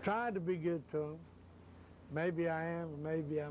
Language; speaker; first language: English; non-native, fluent; Greek